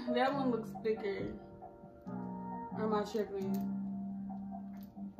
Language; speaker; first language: English; native; English